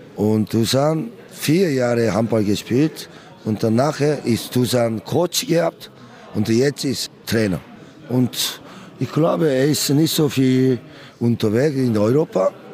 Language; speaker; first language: German; non-native, learner; Korean